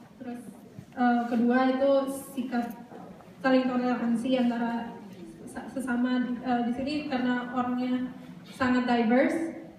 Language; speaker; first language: Indonesian; native; Indonesian